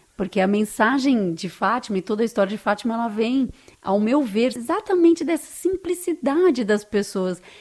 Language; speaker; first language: Portuguese; native; Portuguese